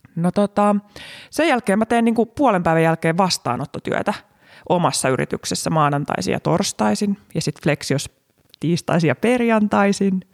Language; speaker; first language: Finnish; native; Finnish